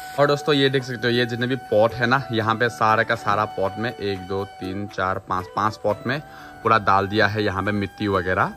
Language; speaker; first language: Hindi; non-native, local second language; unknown